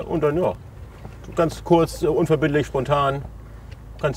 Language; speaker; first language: German; native; German